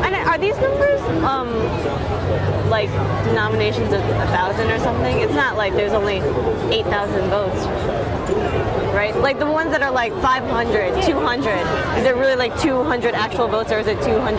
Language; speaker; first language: English; early bilingual, other home language; Chinese